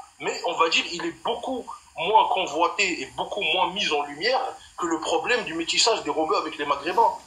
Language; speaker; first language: French; early bilingual, other home language; Arabic